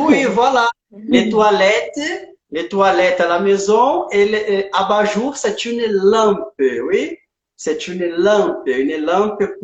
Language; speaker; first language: French; non-native, fluent; Portuguese